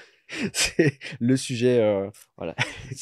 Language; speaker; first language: French; native; French